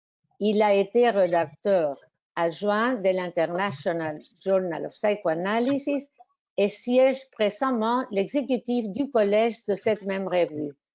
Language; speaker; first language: French; non-native, fluent; Spanish